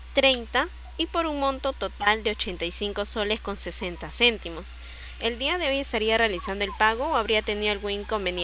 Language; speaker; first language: Spanish; native; Spanish